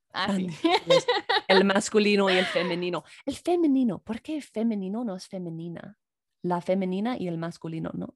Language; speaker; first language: Spanish; non-native, fluent; English